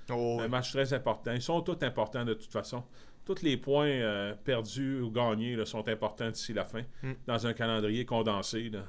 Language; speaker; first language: French; native; French